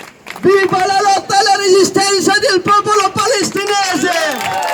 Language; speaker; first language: Italian; non-native, local second language; Arabic